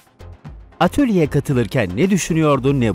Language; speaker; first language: Turkish; native; Turkish